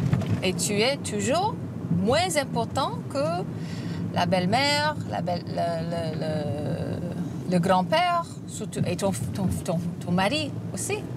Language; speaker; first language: French; non-native, fluent; English